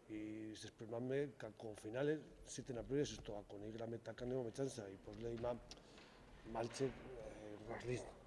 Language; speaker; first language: Macedonian; non-native, fluent; Spanish